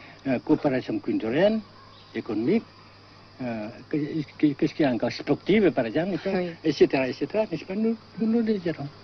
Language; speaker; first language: French; non-native, local second language; Vietnamese